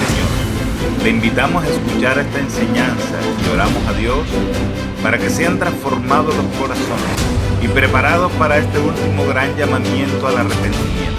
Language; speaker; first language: Spanish; native; Spanish